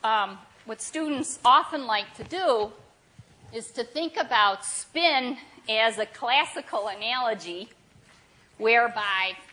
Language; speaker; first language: English; native; English